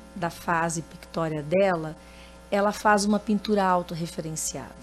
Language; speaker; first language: Portuguese; native; Portuguese